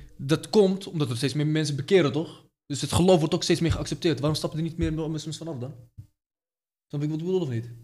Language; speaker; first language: Dutch; early bilingual, other home language; Arabic